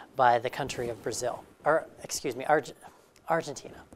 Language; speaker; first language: English; native; English